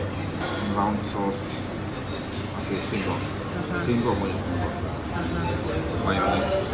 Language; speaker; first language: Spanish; non-native, learner; Malayalam